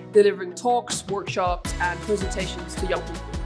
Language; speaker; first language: English; non-native, fluent; Finnish